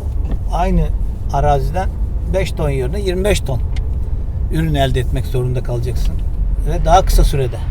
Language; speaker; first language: Turkish; native; Turkish